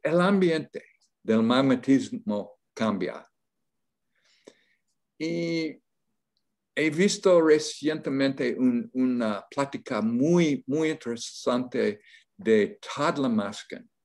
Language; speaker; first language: Spanish; non-native, learner; English